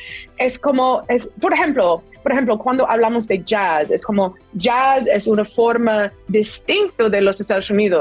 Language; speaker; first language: Spanish; non-native, fluent; English